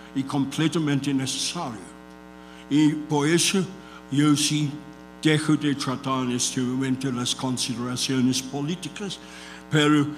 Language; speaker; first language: Spanish; non-native, fluent; English